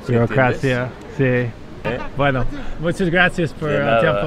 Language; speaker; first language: Spanish; non-native, learner; English